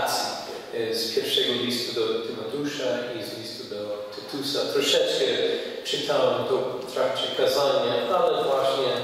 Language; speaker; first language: Polish; non-native, fluent; English